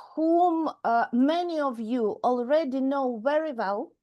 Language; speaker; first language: English; non-native, fluent; Ukrainian